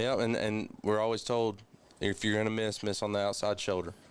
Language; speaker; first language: English; native; English